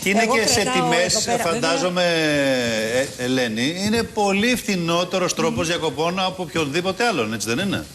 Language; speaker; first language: Greek; native; Greek